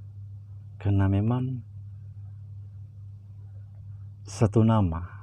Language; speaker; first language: Indonesian; native; Indonesian